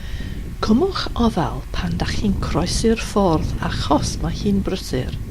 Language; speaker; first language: Welsh; non-native, fluent; English